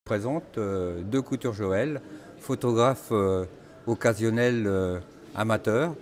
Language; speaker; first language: French; native; French